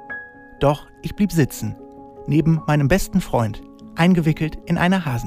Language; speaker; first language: German; native; German